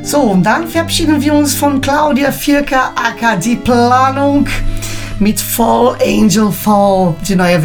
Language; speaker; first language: German; native; German